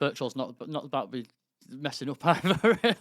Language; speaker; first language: English; native; English